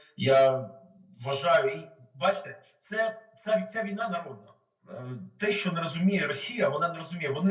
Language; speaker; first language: Ukrainian; non-native, local second language; Russian